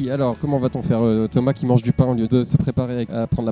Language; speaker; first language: French; native; French